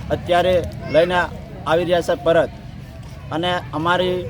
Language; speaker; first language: Gujarati; non-native, local second language; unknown